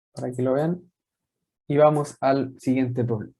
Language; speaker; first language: Spanish; native; Spanish